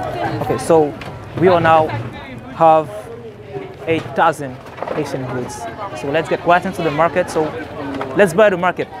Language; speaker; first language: English; non-native, fluent; Haitian Creole